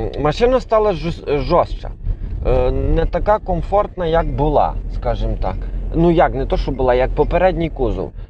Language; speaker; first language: Ukrainian; native; Ukrainian